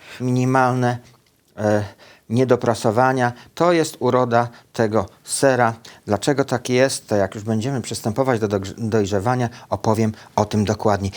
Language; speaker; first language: Polish; native; Polish